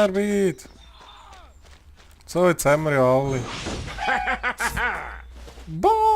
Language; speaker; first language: German; native; German